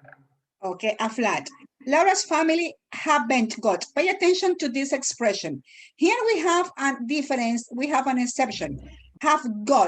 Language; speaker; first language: English; non-native, fluent; Spanish